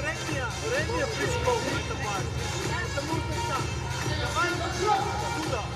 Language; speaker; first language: Russian; non-native, learner; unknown